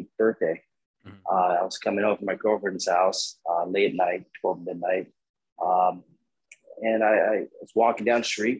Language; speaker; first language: English; native; English